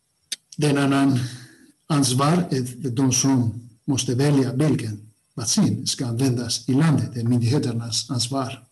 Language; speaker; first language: Swedish; non-native, fluent; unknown